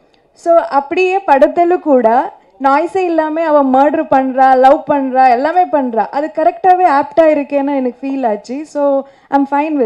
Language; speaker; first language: Tamil; non-native, learner; Kannada